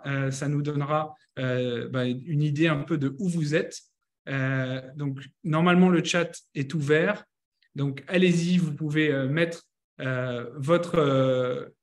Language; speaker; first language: French; native; French